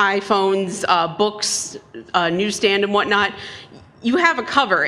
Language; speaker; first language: English; native; English